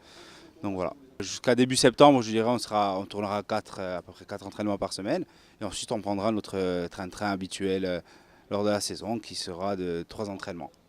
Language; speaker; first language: French; native; French